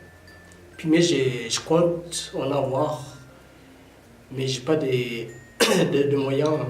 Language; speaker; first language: French; non-native, learner; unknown